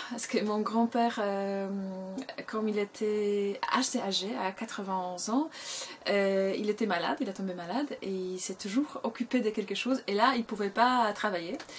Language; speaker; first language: French; non-native, fluent; Polish